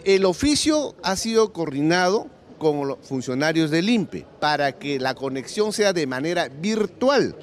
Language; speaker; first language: Spanish; native; Spanish